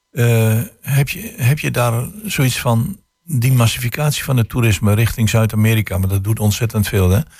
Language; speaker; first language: Dutch; native; Dutch